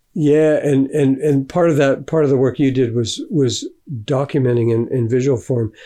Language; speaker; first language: English; native; English